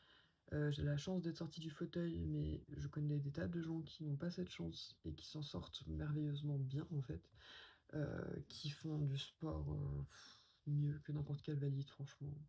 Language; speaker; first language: French; native; French